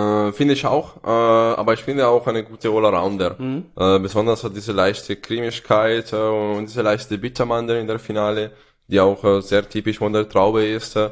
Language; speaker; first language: German; non-native, fluent; Italian